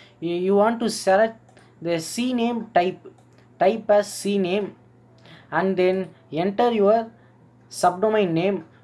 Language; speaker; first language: English; non-native, local second language; Tamil